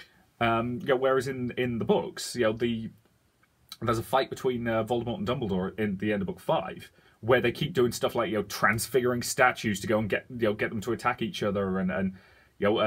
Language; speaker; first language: English; native; English